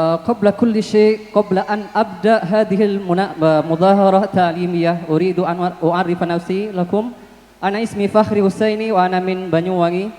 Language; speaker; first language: Arabic; non-native, learner; Indonesian